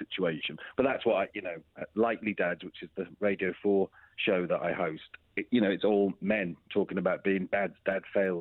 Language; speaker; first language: English; native; English